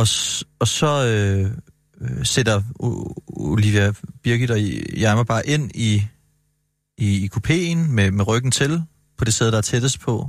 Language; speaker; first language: Danish; native; Danish